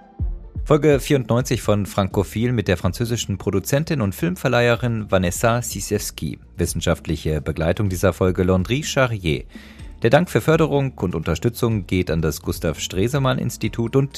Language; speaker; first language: German; native; German